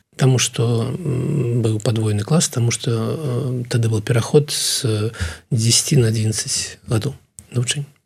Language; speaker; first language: Belarusian; non-native, local second language; Russian